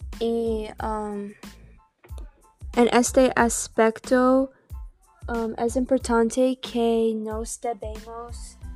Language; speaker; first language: Spanish; non-native, learner; English